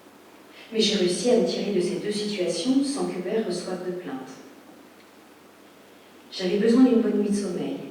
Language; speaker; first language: French; native; French